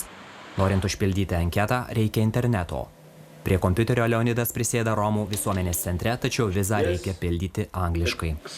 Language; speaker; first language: Lithuanian; native; Lithuanian